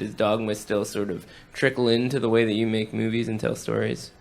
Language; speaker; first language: English; native; English